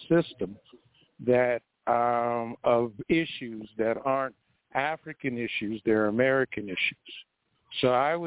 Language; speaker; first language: English; early bilingual, other home language; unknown